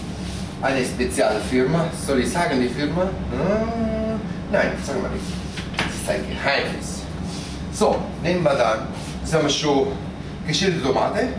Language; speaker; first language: German; non-native, fluent; Italian